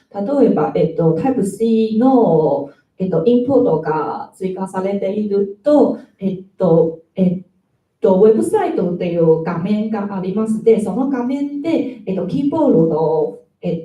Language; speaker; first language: Japanese; non-native, learner; Chinese